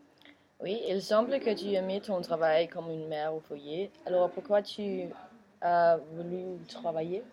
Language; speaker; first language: French; non-native, learner; Danish